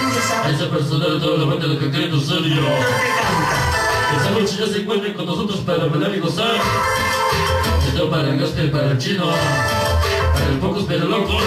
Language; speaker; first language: Spanish; native; Spanish